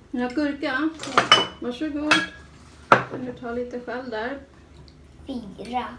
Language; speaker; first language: Swedish; non-native, learner; Thai